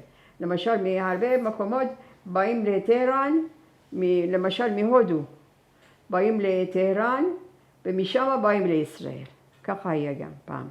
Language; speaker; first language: Hebrew; non-native, fluent; Persian